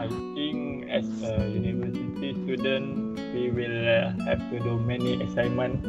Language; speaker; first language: English; non-native, learner; Malay